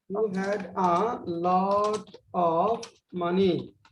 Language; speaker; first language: English; non-native, local second language; Bangla